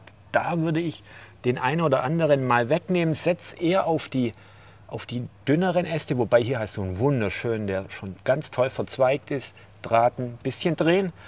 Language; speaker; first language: German; native; German